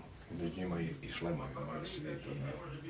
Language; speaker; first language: Bosnian; native; Bosnian